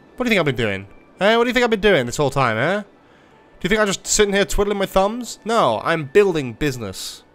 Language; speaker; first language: English; native; English